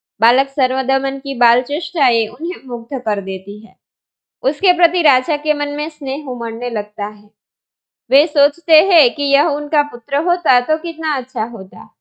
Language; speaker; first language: Hindi; non-native, local second language; Gujarati